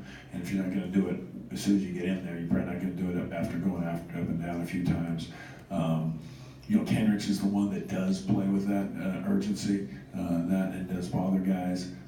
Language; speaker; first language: English; native; English